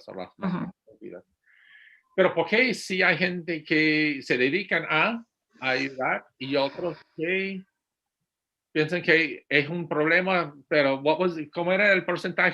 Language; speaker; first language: Spanish; non-native, fluent; English